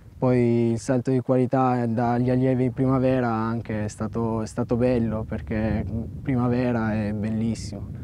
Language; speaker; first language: Italian; early bilingual, other home language; Albanian